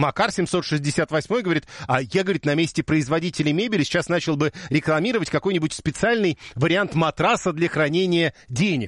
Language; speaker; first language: Russian; native; Russian